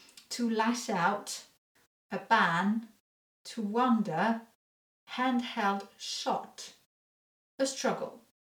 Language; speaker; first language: English; non-native, fluent; French